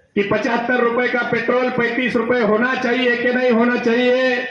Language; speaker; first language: Hindi; non-native, local second language; Marathi